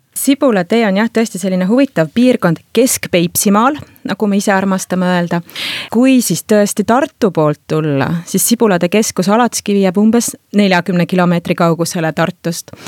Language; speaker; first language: Estonian; native; Estonian